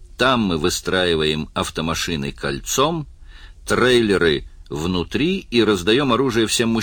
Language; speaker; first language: Russian; native; Russian